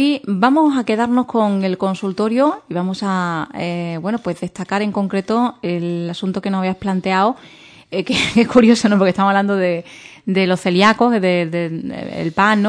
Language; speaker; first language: Spanish; native; Spanish